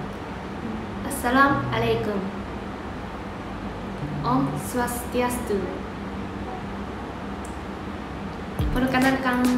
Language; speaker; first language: Indonesian; non-native, learner; Japanese